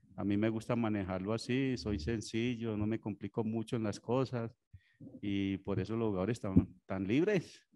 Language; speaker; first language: Spanish; native; Spanish